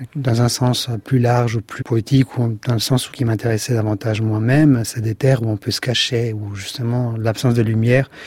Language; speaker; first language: French; non-native, fluent; Spanish